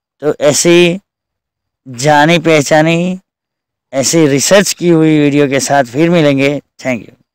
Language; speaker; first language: Hindi; non-native, local second language; Gujarati